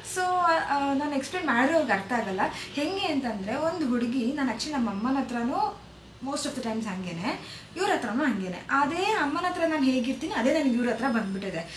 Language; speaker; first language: Kannada; non-native, local second language; Malayalam